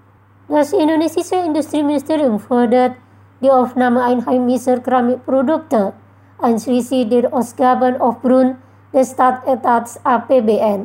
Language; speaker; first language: German; non-native, fluent; Indonesian